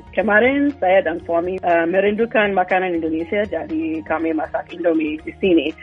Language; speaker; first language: Indonesian; non-native, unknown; English